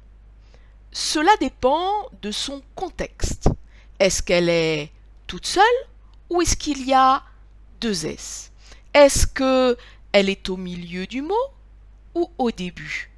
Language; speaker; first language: French; native; French